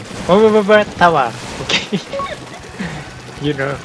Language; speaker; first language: English; non-native, learner; Japanese